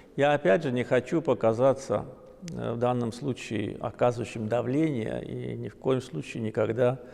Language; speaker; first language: Russian; non-native, local second language; Azerbaijani